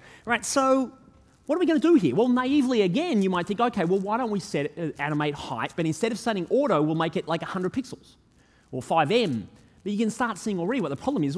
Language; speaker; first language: English; native; English